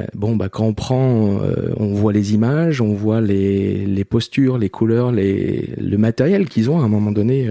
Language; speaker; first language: French; native; French